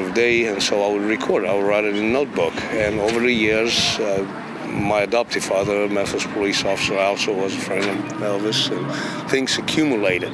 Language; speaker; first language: English; non-native, fluent; Romanian